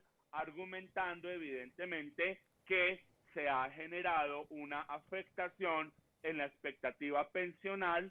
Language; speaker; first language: Spanish; native; Spanish